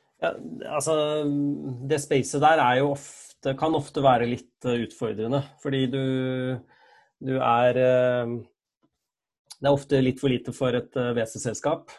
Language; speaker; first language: Norwegian; native; Norwegian